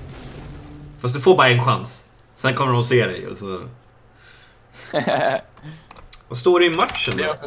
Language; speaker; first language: Swedish; native; Swedish